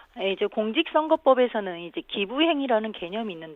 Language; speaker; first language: Korean; native; Korean